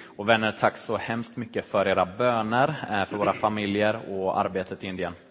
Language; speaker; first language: Swedish; native; Swedish